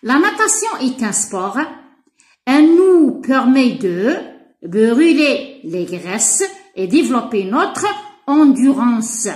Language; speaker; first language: French; non-native, local second language; Arabic